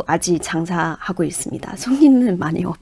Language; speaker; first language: Korean; non-native, fluent; Chinese